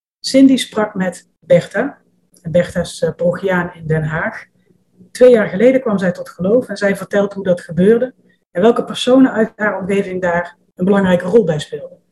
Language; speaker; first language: Dutch; native; Dutch